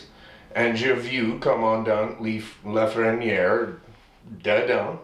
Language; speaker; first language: French; non-native, learner; English